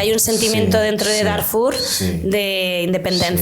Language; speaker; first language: Spanish; native; Spanish